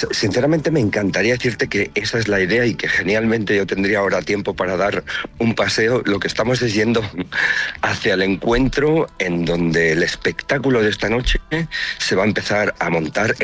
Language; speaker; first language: Spanish; native; Spanish